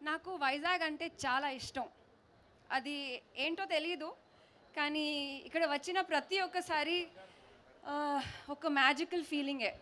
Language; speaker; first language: Telugu; non-native, learner; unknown